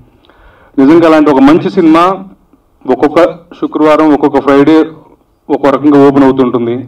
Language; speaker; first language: Telugu; native; Telugu